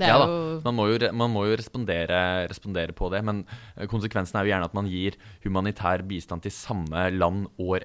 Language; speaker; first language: Norwegian; native; Norwegian